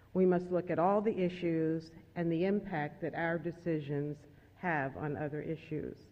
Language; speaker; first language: English; native; English